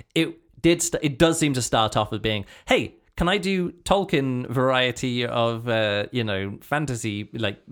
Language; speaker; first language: English; native; English